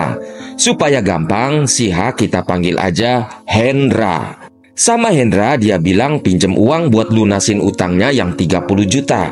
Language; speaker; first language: Indonesian; native; Indonesian